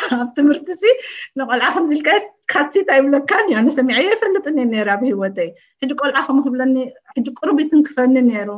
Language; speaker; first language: Tigrinya; early bilingual, heritage; Tigrinya